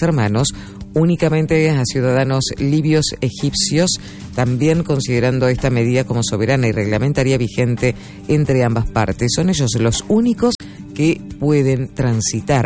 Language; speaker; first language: Spanish; native; Spanish